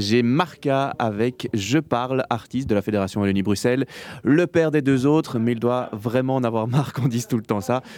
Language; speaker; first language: French; native; French